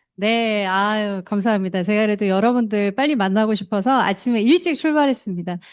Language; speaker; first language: Korean; native; Korean